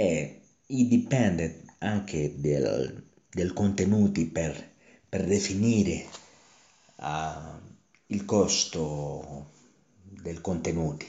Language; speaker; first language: Italian; non-native, learner; Spanish